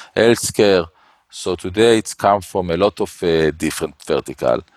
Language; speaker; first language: English; non-native, learner; Hebrew